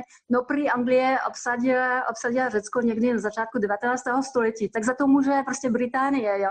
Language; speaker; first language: Czech; non-native, fluent; French